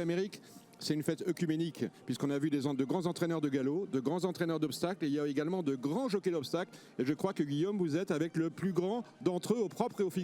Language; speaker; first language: French; native; French